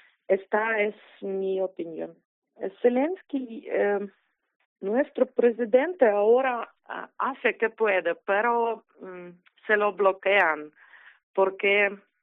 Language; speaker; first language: Spanish; non-native, learner; Ukrainian